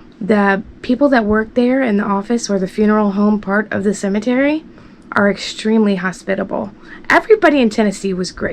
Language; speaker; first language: English; native; English